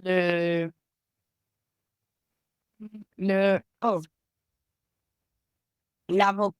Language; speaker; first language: French; non-native, learner; Spanish